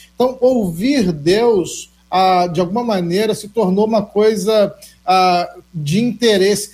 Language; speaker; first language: Portuguese; native; Portuguese